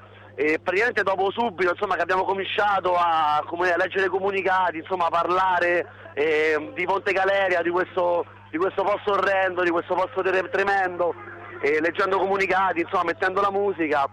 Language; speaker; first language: Italian; native; Italian